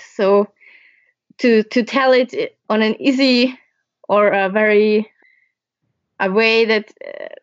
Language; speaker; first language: English; early bilingual, other home language; Hungarian